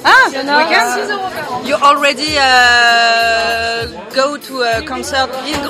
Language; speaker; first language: English; non-native, learner; French